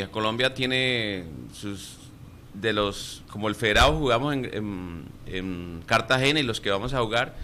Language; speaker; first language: Spanish; native; Spanish